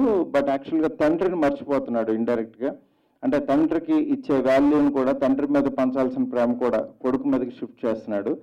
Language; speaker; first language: Telugu; native; Telugu